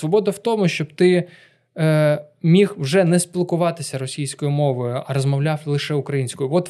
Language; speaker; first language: Ukrainian; non-native, local second language; Russian